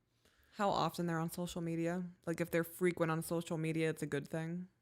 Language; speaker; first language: English; native; English